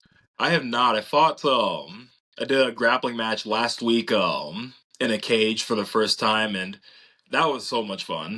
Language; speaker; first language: English; native; English